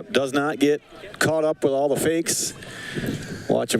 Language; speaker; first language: English; native; English